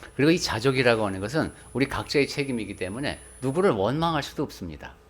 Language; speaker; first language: Korean; native; Korean